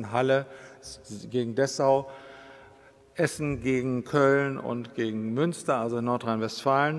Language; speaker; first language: German; native; German